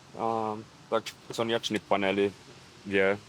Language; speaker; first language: Ukrainian; non-native, learner; Finnish